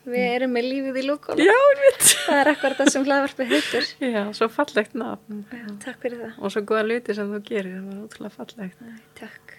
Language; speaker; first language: Icelandic; non-native, fluent; German